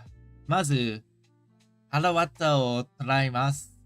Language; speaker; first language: Japanese; non-native, learner; English